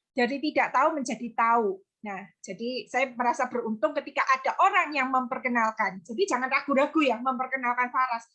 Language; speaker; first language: Indonesian; native; Indonesian